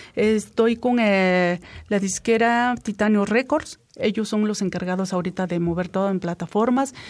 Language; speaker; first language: Spanish; native; Spanish